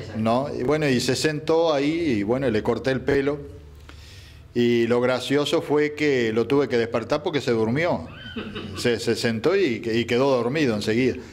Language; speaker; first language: Spanish; native; Spanish